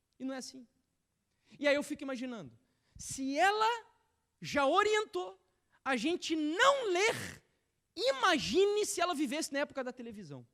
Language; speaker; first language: Portuguese; native; Portuguese